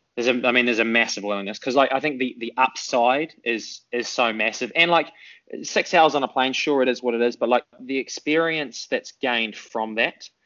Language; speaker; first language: English; native; English